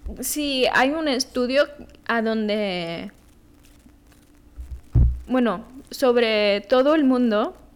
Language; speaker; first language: Spanish; early bilingual, heritage; Spanish